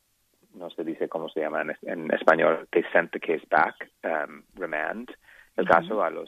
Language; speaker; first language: Spanish; non-native, learner; English